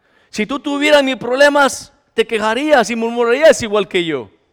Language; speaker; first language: Spanish; native; Spanish